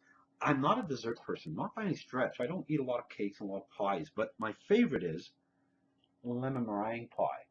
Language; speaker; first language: English; native; English